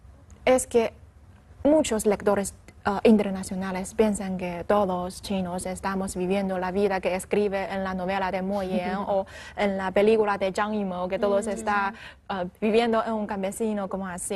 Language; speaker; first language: Spanish; non-native, learner; Chinese